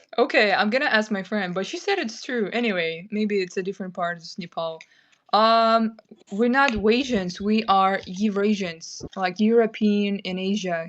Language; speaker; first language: English; non-native, fluent; Kyrgyz